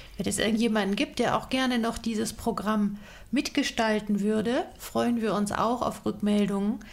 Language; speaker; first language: German; native; German